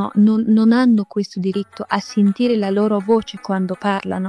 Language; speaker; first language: Italian; non-native, fluent; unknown